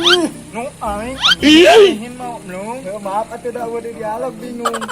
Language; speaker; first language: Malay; non-native, local second language; Sundanese